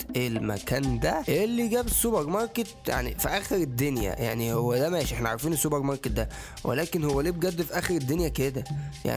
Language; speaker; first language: Arabic; native; Arabic